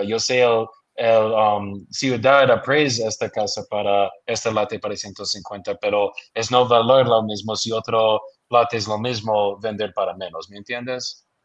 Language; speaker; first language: Spanish; non-native, learner; English